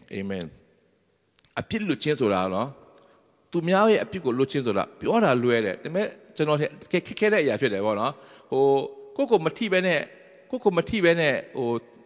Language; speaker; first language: Burmese; non-native, local second language; Tedim Chin